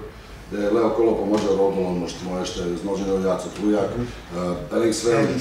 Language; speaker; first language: Hungarian; non-native, learner; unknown